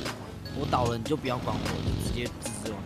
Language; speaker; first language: Chinese; native; Chinese